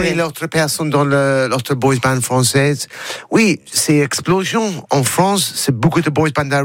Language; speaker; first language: French; non-native, learner; English